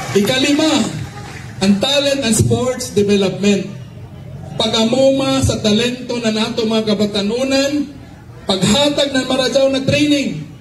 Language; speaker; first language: Cebuano; non-native, local second language; Surigaonon